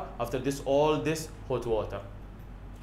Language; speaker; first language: English; non-native, learner; Arabic